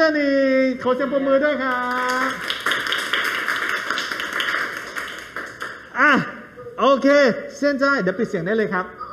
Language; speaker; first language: Chinese; non-native, fluent; Thai